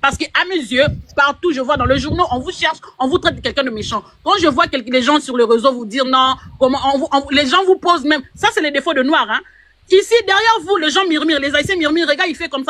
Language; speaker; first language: French; non-native, local second language; Lingala